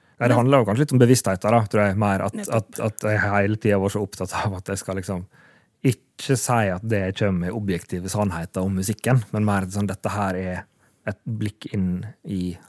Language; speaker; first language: Norwegian; native; Norwegian